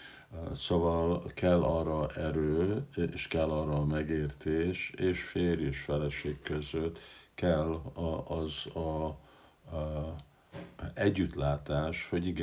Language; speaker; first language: Hungarian; non-native, fluent; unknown